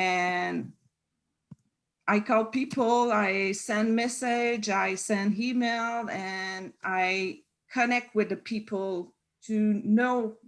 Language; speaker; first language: English; non-native, learner; French